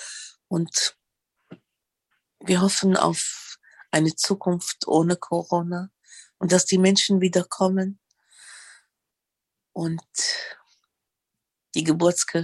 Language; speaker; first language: German; non-native, fluent; Arabic